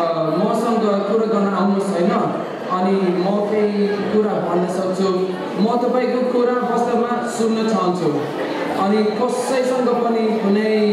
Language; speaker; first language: Nepali; non-native, fluent; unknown